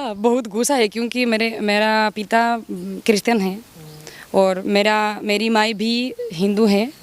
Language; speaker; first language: Hindi; non-native, learner; Spanish